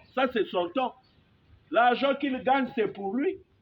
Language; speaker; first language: French; native; French